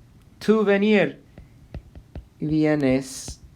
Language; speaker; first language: Spanish; non-native, fluent; English